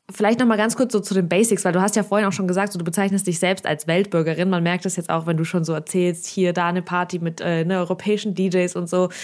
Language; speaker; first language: German; early bilingual, other home language; Russian